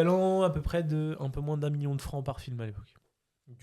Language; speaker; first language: French; native; French